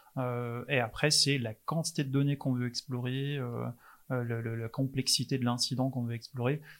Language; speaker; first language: French; non-native, fluent; English